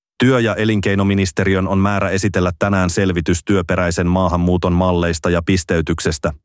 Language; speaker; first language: Finnish; native; Finnish